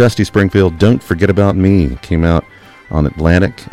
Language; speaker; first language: English; native; English